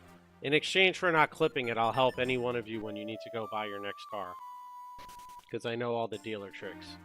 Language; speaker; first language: English; native; English